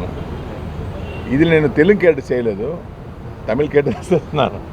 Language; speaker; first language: Telugu; non-native, learner; Tamil